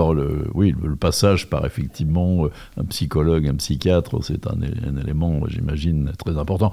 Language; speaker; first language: French; native; French